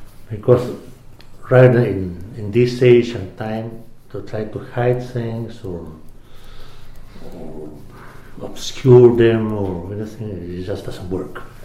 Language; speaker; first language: English; non-native, fluent; Spanish